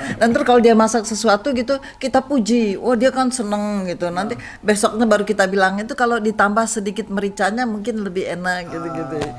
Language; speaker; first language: Indonesian; native; Indonesian